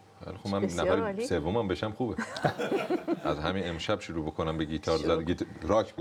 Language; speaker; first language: Persian; native; Persian